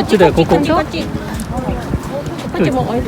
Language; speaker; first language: Japanese; native; Japanese